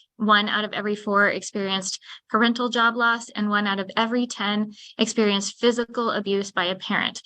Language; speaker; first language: English; native; English